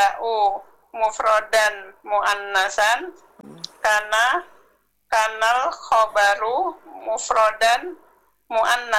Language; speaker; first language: Arabic; non-native, learner; Indonesian